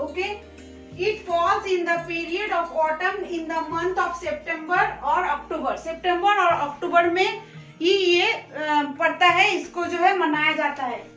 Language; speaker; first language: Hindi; non-native, local second language; Bangla